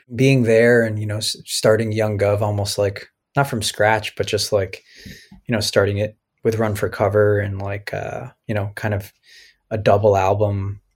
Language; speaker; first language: English; native; English